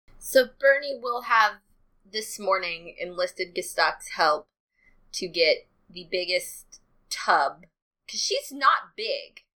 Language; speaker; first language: English; native; English